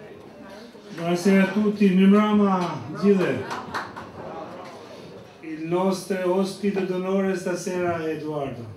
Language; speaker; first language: Italian; non-native, fluent; Albanian